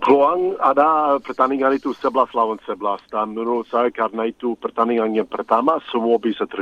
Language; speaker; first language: Indonesian; non-native, fluent; English